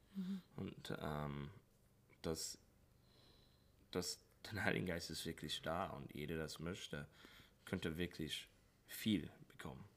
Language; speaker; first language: German; non-native, learner; English